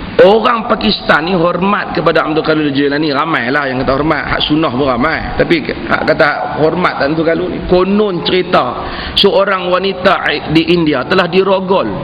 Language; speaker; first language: Malay; native; Malay